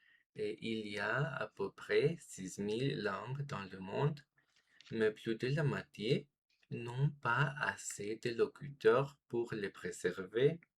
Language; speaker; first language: French; non-native, fluent; Spanish